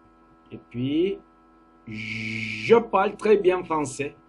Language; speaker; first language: French; non-native, fluent; Turkish